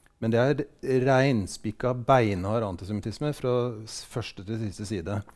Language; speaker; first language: Norwegian; native; Norwegian